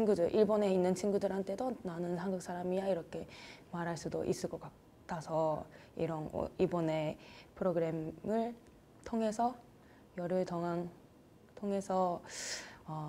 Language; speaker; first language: Korean; early bilingual, heritage; Japanese